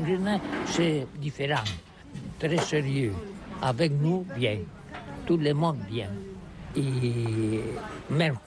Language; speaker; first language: French; non-native, learner; Catalan